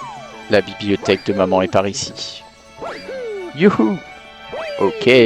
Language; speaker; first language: French; native; French